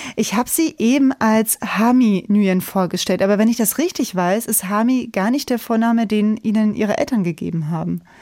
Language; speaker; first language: German; native; German